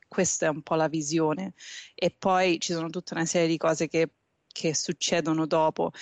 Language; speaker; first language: Italian; native; Italian